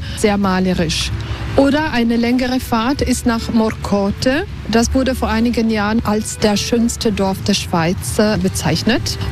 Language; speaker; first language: German; non-native, local second language; Italian